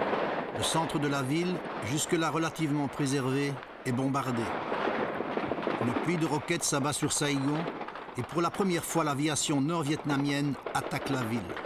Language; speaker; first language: French; native; French